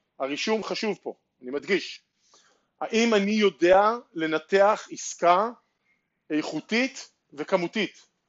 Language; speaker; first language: Hebrew; native; Hebrew